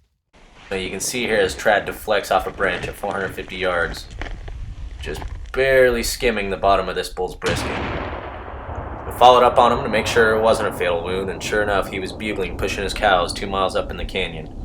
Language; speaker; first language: English; native; English